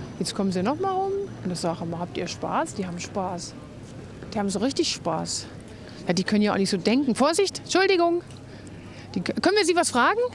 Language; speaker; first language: German; native; German